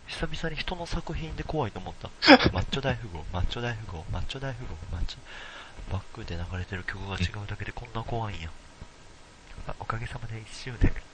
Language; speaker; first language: Japanese; native; Japanese